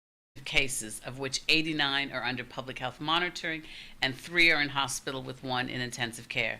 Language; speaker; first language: English; native; English